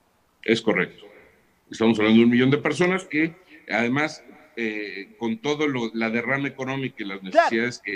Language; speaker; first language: Spanish; native; Spanish